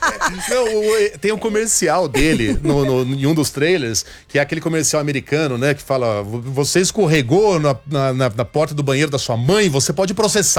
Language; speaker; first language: Portuguese; native; Portuguese